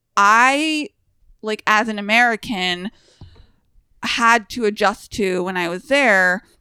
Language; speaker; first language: English; native; English